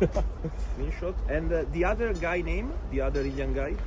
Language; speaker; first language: English; non-native, fluent; Italian